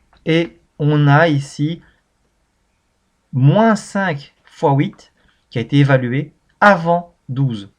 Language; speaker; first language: French; native; French